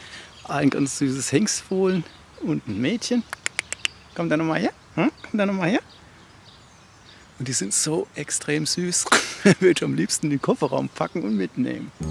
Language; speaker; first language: German; native; German